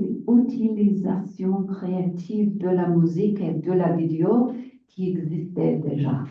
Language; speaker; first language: French; non-native, learner; English